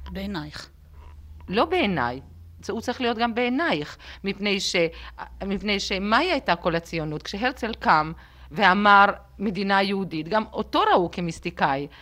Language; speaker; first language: Hebrew; native; Hebrew